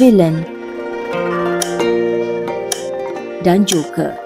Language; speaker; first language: Malay; native; Malay